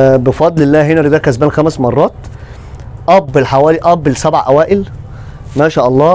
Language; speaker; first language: Arabic; native; Arabic